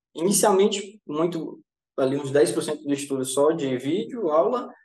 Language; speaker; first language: Portuguese; native; Portuguese